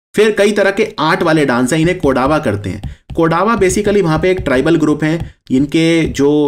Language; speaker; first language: Hindi; native; Hindi